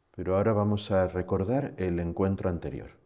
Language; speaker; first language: Spanish; native; Spanish